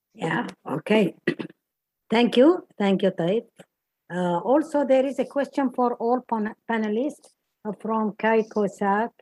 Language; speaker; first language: English; non-native, fluent; Arabic